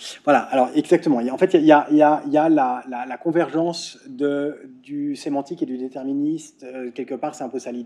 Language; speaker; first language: French; native; French